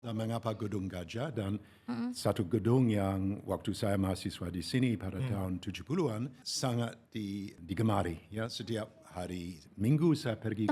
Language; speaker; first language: Indonesian; non-native, fluent; English